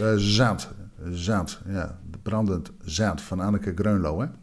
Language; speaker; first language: Dutch; non-native, local second language; Low German